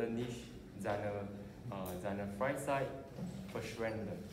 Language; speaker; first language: German; non-native, learner; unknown